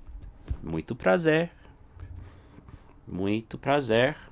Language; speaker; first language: Portuguese; non-native, fluent; English